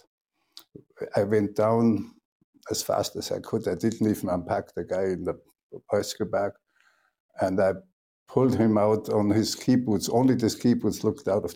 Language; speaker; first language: English; non-native, fluent; German